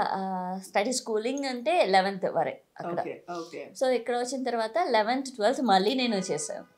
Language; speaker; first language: Telugu; non-native, learner; Malayalam